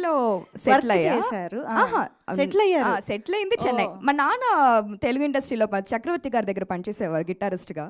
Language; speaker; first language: Telugu; early bilingual, heritage; Telugu